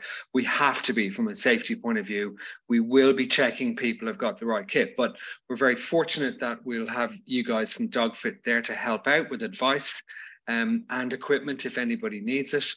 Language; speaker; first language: English; native; English